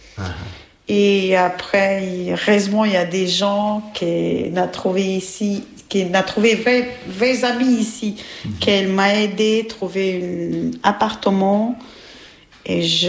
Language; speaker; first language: French; non-native, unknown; Albanian